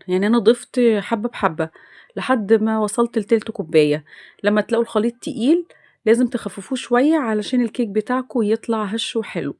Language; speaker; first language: Arabic; native; Arabic